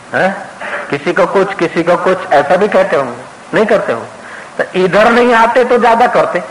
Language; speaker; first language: Hindi; non-native, local second language; Sindhi